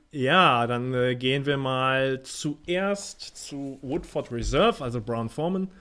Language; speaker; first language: German; native; German